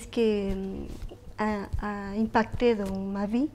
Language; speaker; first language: French; non-native, learner; Spanish